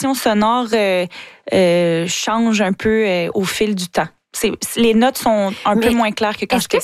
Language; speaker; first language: French; native; French